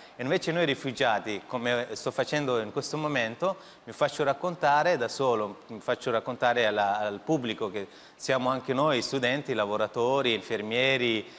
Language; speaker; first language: Italian; early bilingual, other home language; Persian